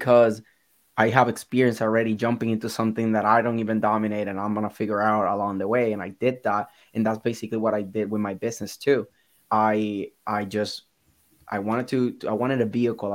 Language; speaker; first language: English; non-native, fluent; Spanish